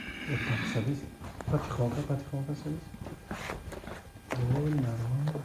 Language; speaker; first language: Russian; non-native, learner; Tajik